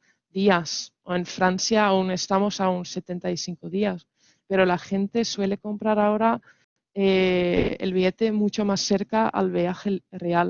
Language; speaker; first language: Spanish; non-native, fluent; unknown